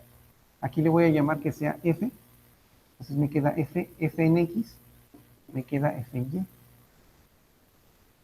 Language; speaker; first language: Spanish; native; Spanish